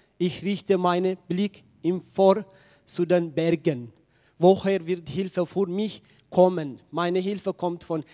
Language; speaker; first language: German; non-native, learner; Tigrinya